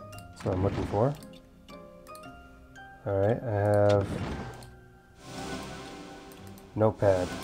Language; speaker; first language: English; native; English